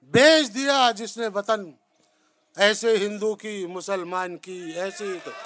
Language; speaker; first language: Urdu; native; Urdu